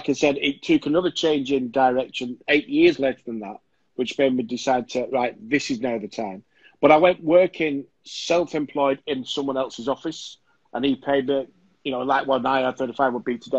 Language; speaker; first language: English; native; English